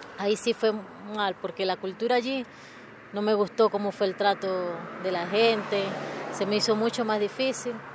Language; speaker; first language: Spanish; native; Spanish